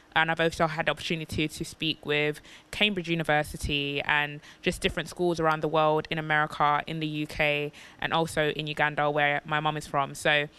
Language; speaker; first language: English; native; English